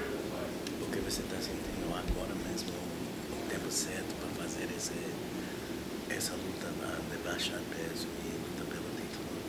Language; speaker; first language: Portuguese; non-native, learner; English